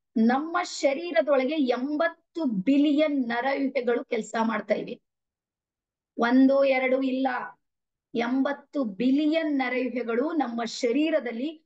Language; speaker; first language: Kannada; native; Kannada